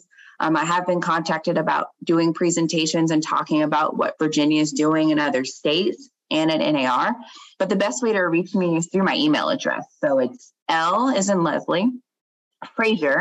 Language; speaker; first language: English; native; English